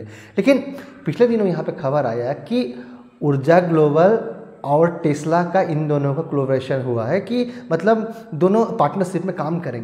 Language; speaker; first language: Hindi; native; Hindi